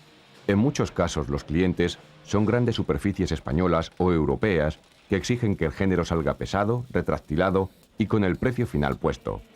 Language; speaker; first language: Spanish; native; Spanish